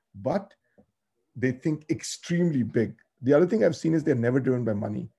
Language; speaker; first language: English; non-native, local second language; Tamil